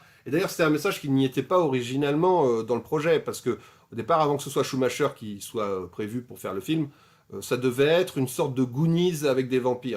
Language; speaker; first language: French; native; French